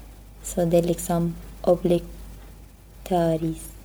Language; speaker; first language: Swedish; non-native, learner; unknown